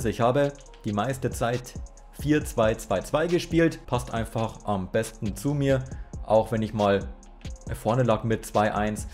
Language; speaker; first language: German; native; German